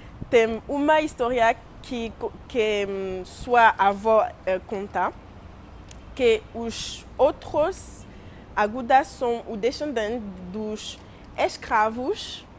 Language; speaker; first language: Portuguese; non-native, learner; French